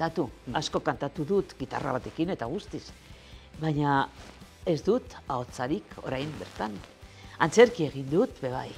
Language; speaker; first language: Basque; non-native, local second language; Spanish